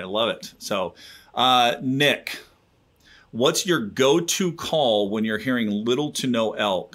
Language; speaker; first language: English; native; English